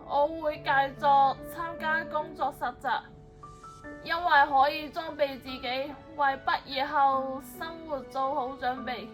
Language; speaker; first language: Cantonese; native; Cantonese